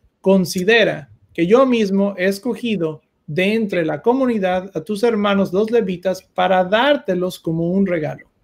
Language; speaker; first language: Spanish; native; Spanish